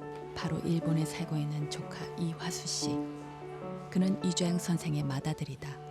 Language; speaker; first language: Korean; native; Korean